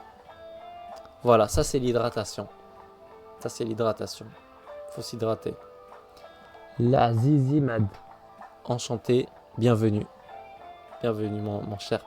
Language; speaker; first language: French; native; French